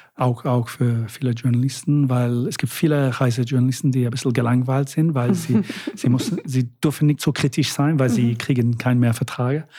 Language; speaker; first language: German; non-native, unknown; English